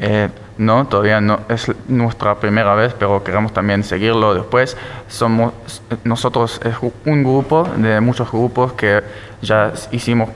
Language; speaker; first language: Spanish; early bilingual, heritage; Spanish